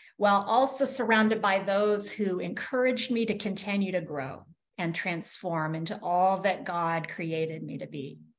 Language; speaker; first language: English; native; English